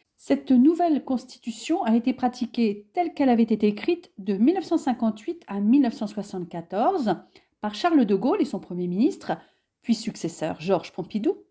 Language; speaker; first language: French; native; French